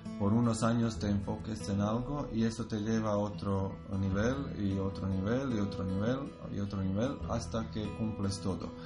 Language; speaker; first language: Spanish; non-native, learner; Croatian